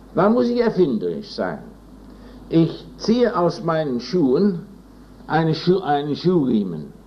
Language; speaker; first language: German; non-native, fluent; English